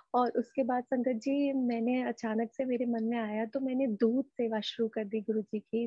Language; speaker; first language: Hindi; native; Hindi